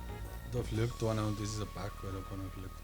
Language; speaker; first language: German; native; German